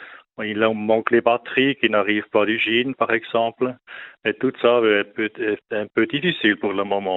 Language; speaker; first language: French; non-native, local second language; German